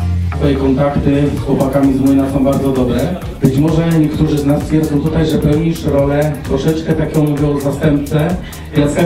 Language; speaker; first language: Polish; native; Polish